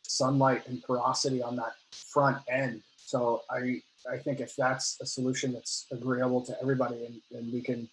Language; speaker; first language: English; native; English